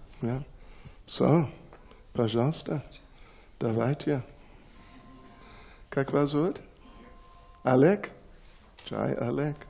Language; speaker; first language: Russian; non-native, learner; English